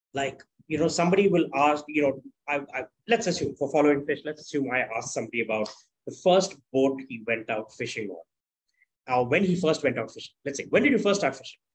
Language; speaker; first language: English; non-native, local second language; Tamil